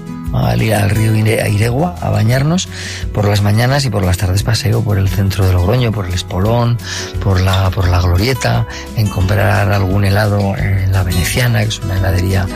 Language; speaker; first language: Spanish; native; Spanish